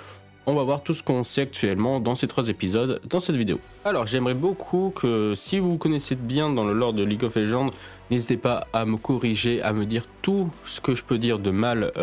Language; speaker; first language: French; native; French